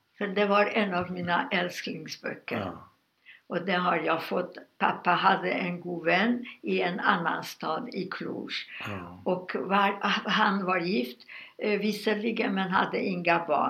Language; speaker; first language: Swedish; non-native, fluent; Hungarian